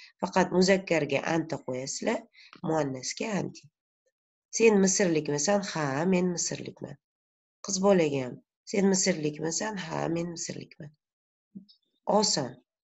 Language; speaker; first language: Arabic; non-native, fluent; Uzbek